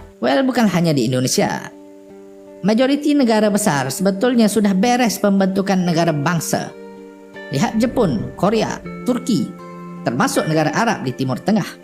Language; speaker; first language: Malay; native; Malay